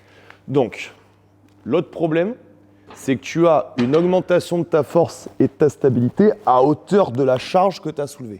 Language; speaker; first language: French; native; French